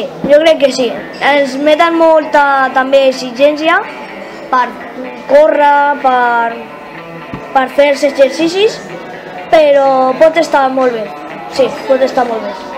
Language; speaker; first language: Catalan; non-native, local second language; Spanish